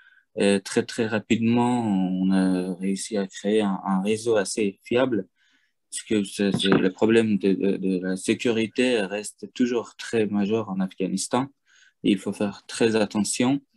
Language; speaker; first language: French; non-native, fluent; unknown